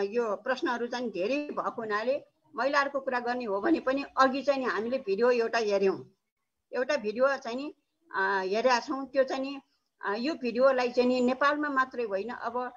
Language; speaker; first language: Nepali; non-native, local second language; Newari